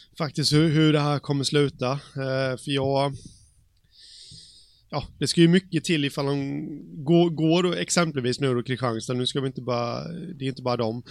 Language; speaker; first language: Swedish; native; Swedish